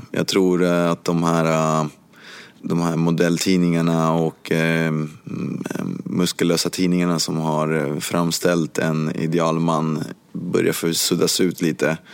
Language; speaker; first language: Swedish; early bilingual, other home language; Spanish